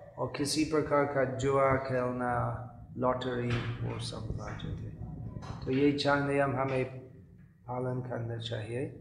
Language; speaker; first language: Hindi; non-native, fluent; English